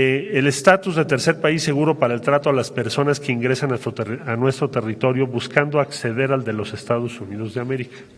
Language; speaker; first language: Spanish; native; Spanish